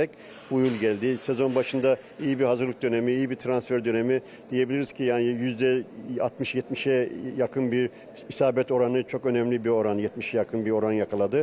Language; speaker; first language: Turkish; native; Turkish